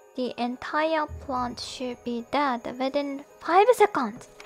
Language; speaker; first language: English; non-native, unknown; Japanese